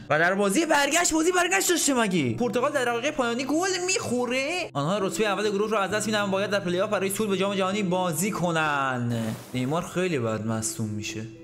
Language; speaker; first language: Persian; native; Persian